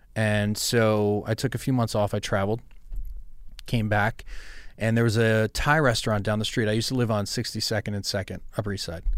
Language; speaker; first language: English; native; English